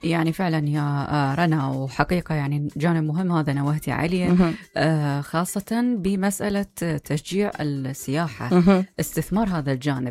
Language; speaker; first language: Arabic; native; Arabic